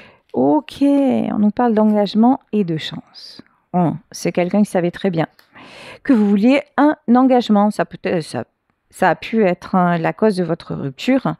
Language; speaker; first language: French; native; French